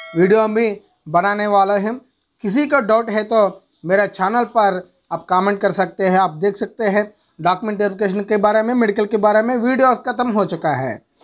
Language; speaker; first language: Hindi; non-native, local second language; Telugu